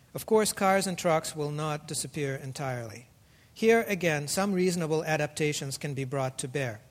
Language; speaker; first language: English; early bilingual, other home language; Russian